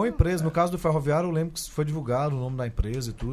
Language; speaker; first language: Portuguese; native; Portuguese